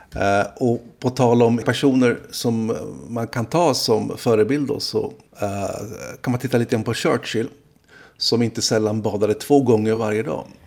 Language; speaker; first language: Swedish; native; Swedish